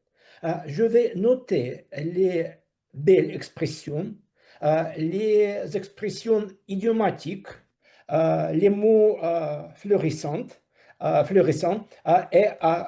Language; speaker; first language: French; non-native, fluent; Russian